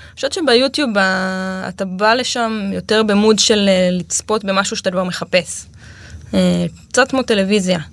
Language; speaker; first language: Hebrew; native; Hebrew